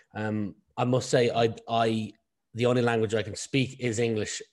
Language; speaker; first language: English; native; English